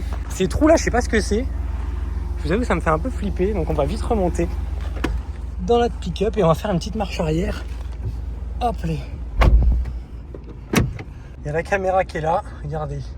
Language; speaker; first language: French; native; French